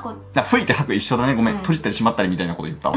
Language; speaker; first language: Japanese; native; Japanese